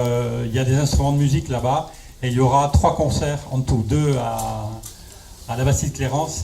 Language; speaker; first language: French; native; French